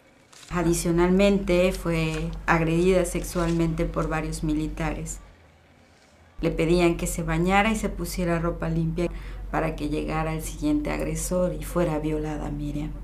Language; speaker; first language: Spanish; native; Spanish